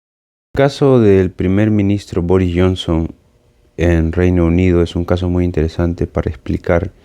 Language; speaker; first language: Spanish; native; Spanish